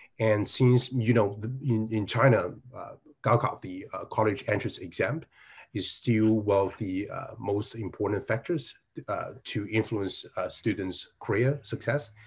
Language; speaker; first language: English; non-native, fluent; Chinese